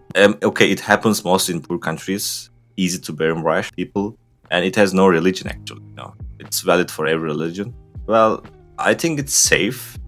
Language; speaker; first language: English; non-native, fluent; Turkish